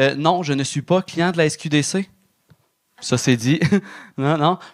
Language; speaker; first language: French; native; French